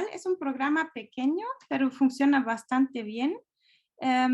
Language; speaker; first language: Spanish; non-native, fluent; German